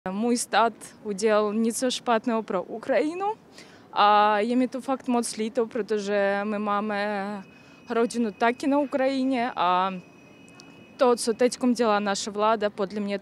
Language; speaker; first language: Czech; non-native, fluent; Russian